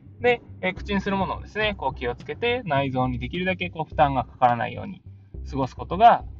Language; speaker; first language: Japanese; native; Japanese